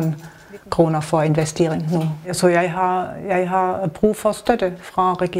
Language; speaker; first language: Danish; non-native, learner; German